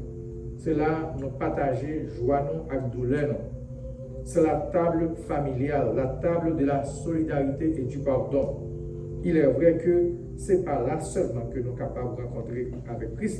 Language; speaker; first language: French; non-native, local second language; Haitian Creole